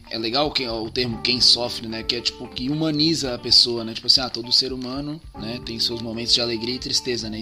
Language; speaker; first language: Portuguese; native; Portuguese